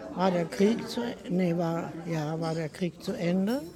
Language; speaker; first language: German; native; German